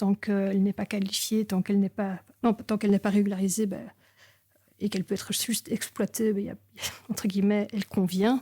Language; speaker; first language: French; native; French